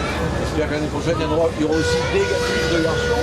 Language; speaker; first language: French; native; French